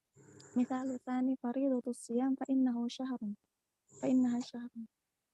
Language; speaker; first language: Arabic; non-native, learner; Indonesian